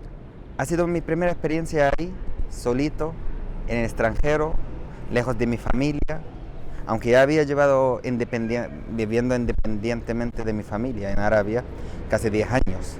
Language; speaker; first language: Spanish; non-native, fluent; Arabic